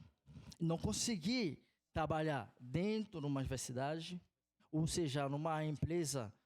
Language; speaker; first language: Portuguese; non-native, fluent; Haitian Creole